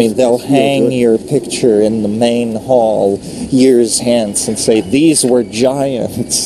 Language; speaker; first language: English; native; English